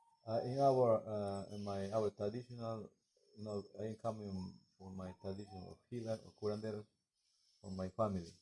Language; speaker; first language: English; non-native, learner; Spanish